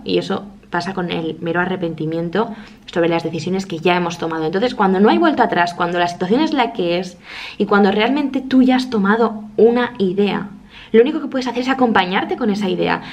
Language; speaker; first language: Spanish; native; Spanish